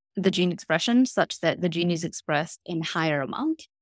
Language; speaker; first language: English; non-native, fluent; Korean